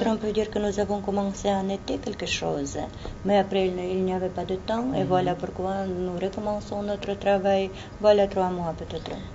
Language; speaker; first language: French; non-native, fluent; Russian